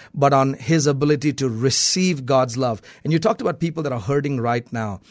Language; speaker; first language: English; non-native, local second language; Malayalam